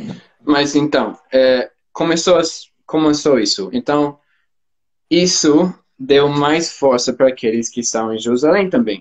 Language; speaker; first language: Portuguese; non-native, fluent; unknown